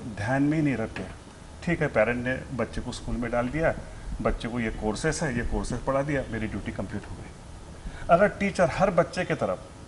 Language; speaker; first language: Hindi; native; Hindi